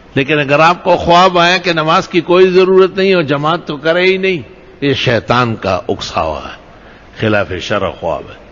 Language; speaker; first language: Urdu; non-native, local second language; Pashto